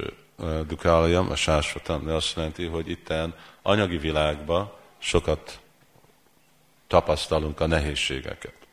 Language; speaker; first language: Hungarian; early bilingual, heritage; Hungarian